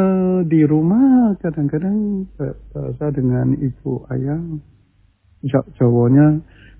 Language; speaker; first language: Indonesian; early bilingual, heritage; Chinese